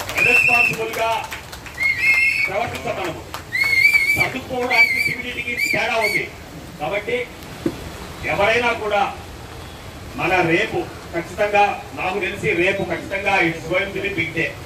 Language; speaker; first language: Telugu; native; Telugu